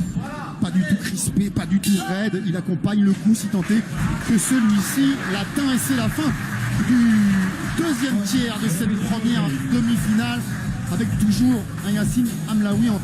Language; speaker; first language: French; native; French